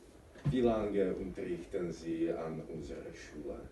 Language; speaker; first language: German; non-native, learner; Czech